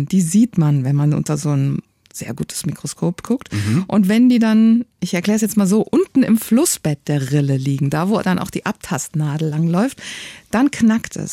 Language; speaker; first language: German; native; German